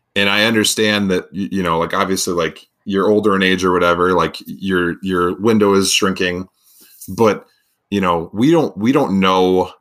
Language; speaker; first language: English; native; English